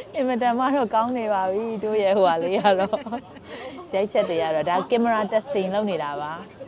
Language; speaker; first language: Burmese; native; Burmese